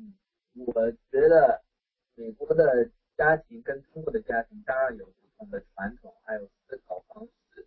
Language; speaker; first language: Chinese; non-native, fluent; English